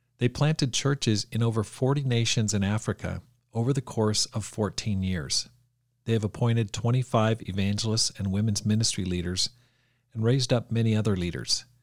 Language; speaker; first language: English; native; English